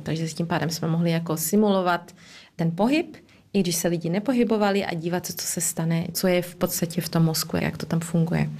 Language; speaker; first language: Czech; early bilingual, heritage; Czech